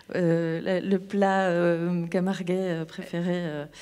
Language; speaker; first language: French; native; French